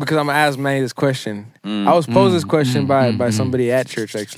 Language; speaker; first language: English; early bilingual, other home language; Spanish